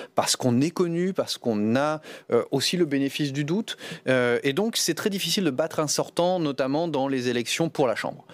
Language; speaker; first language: French; native; French